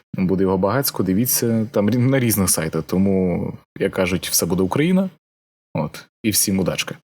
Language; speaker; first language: Ukrainian; native; Ukrainian